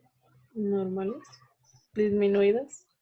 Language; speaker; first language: Spanish; native; Spanish